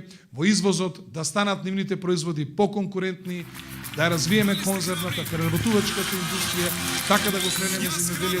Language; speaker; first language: Macedonian; native; Macedonian